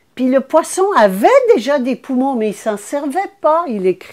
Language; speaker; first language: French; native; French